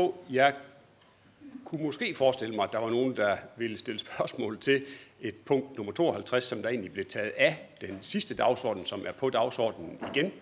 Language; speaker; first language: Danish; native; Danish